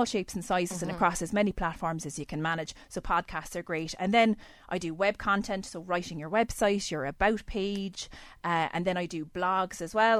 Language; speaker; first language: English; native; English